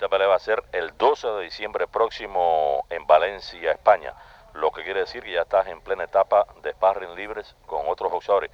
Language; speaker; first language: Spanish; native; Spanish